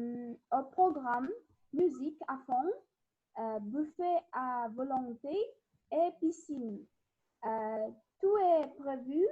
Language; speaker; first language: French; non-native, learner; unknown